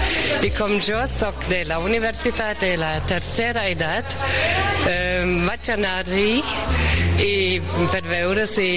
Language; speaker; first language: Catalan; non-native, learner; German